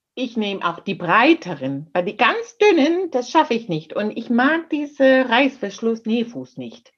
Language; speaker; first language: German; non-native, fluent; English